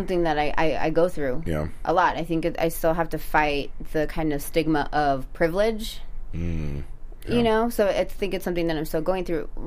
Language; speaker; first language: English; early bilingual, other home language; Spanish